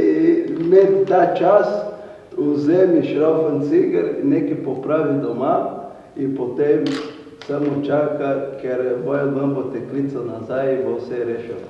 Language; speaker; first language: Slovenian; non-native, learner; Portuguese